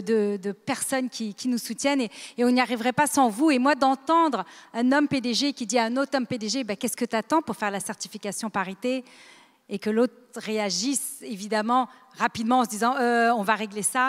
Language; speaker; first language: French; native; French